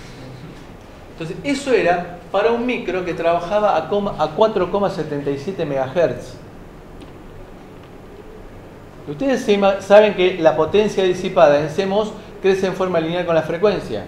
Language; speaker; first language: Spanish; native; Spanish